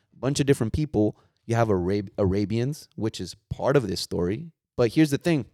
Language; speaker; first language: English; early bilingual, other home language; Spanish